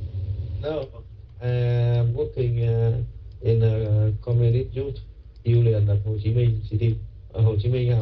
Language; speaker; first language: English; non-native, learner; Vietnamese